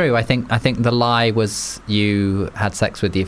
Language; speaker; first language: English; native; English